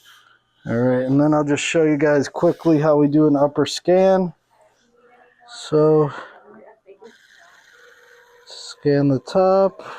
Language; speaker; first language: English; native; English